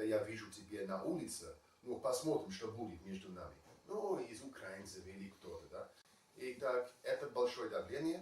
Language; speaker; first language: Russian; non-native, learner; English